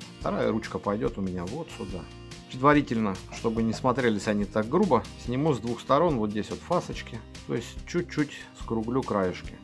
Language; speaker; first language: Russian; native; Russian